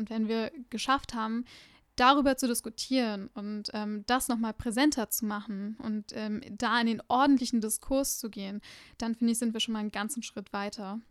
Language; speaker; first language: German; early bilingual, other home language; Urdu